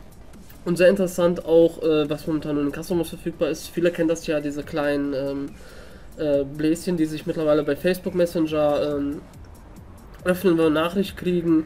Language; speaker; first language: German; native; German